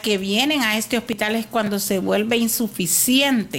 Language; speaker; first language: Spanish; native; Spanish